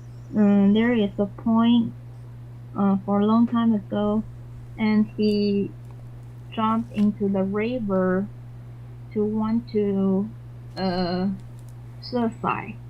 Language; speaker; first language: English; non-native, learner; Chinese